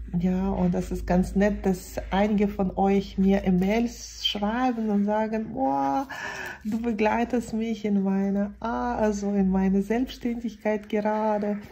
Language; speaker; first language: German; non-native, fluent; Russian